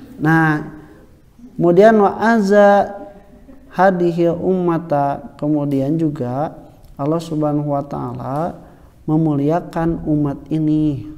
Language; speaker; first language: Indonesian; non-native, local second language; Sundanese